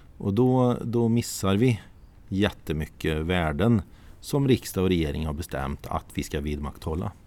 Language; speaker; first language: Swedish; native; Swedish